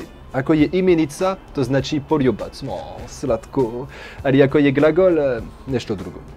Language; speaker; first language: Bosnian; non-native, learner; French